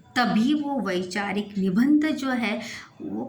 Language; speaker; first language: Hindi; non-native, local second language; Marathi